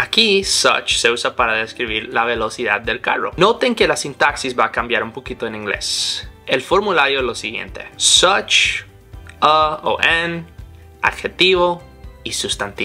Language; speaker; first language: Spanish; non-native, fluent; English